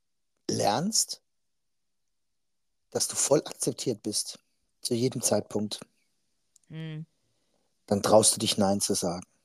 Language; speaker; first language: German; native; German